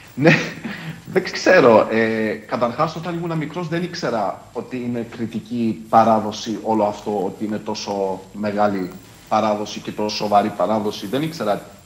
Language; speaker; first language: Greek; early bilingual, heritage; Greek